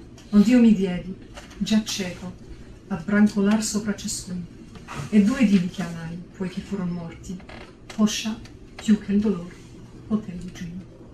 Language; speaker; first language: Italian; non-native, fluent; English